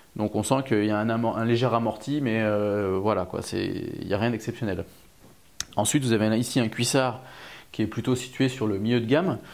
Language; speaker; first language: French; native; French